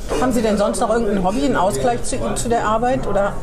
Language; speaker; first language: German; native; German